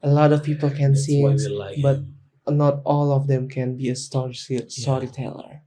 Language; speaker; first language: English; non-native, learner; Indonesian